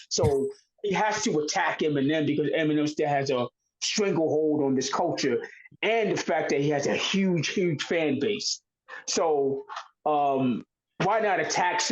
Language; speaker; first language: English; native; English